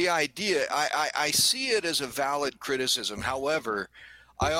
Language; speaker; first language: English; native; English